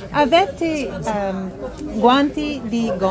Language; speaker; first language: Italian; non-native, learner; English